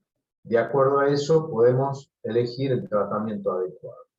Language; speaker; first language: Spanish; native; Spanish